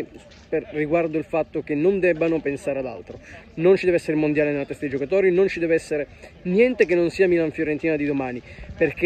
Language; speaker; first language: Italian; native; Italian